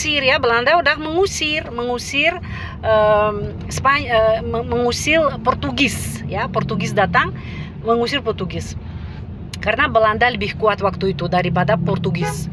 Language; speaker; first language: Indonesian; non-native, fluent; Russian